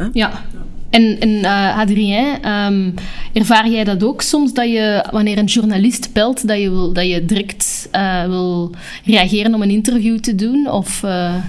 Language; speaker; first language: Dutch; native; Dutch